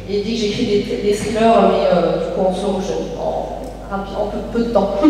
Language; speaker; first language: French; native; French